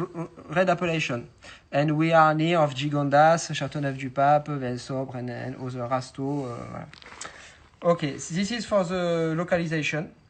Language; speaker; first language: English; non-native, learner; French